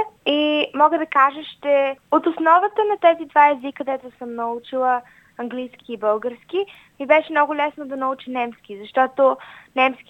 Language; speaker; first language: Bulgarian; early bilingual, heritage; Bulgarian